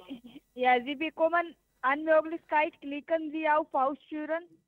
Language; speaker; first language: German; non-native, learner; Hindi